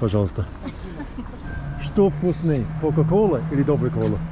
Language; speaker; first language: Russian; non-native, learner; English